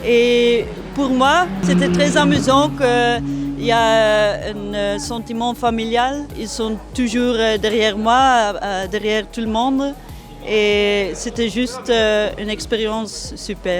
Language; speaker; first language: French; non-native, fluent; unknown